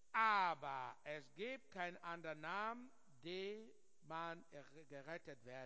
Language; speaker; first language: German; non-native, learner; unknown